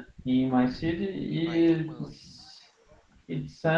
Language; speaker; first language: English; non-native, learner; Portuguese